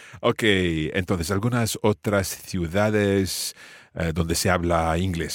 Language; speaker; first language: Spanish; non-native, fluent; English